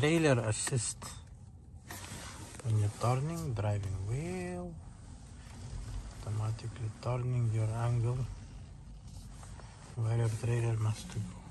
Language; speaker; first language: English; non-native, learner; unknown